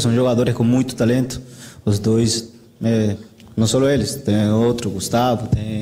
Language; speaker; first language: Portuguese; non-native, fluent; Spanish